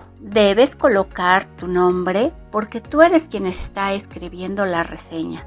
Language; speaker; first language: Spanish; native; Spanish